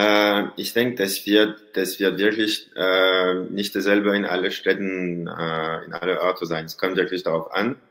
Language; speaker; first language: German; non-native, learner; French